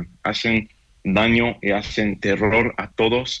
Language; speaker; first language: Spanish; non-native, fluent; Hebrew